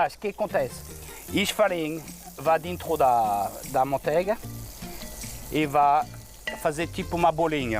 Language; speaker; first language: Portuguese; non-native, learner; French